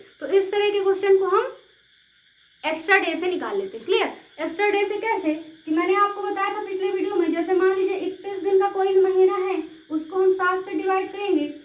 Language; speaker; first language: Hindi; native; Hindi